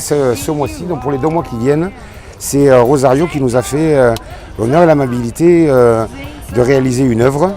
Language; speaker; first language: French; native; French